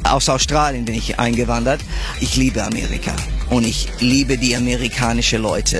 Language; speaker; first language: German; non-native, fluent; English